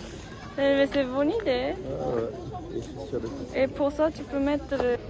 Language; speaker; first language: French; non-native, learner; Japanese